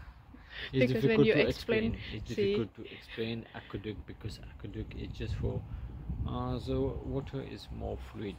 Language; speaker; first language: English; non-native, learner; French